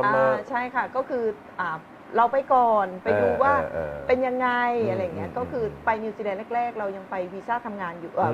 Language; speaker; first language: Thai; native; Thai